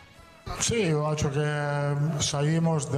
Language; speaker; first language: Portuguese; non-native, learner; Italian